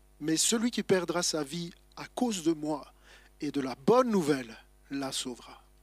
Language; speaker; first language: French; native; French